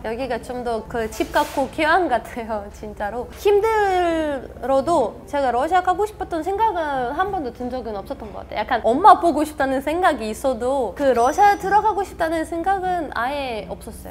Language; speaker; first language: Korean; non-native, fluent; Russian